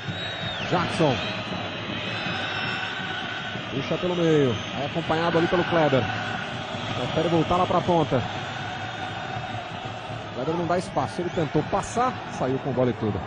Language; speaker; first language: Portuguese; native; Portuguese